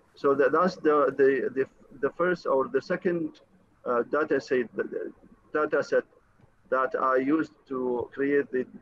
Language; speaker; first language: English; non-native, fluent; Arabic